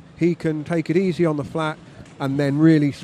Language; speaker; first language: English; native; English